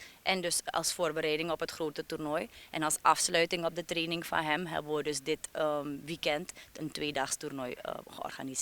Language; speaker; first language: Dutch; native; Dutch